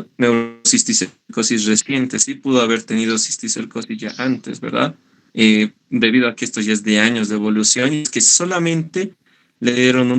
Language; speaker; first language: Spanish; native; Spanish